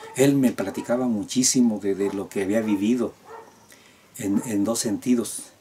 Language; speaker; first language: Spanish; native; Spanish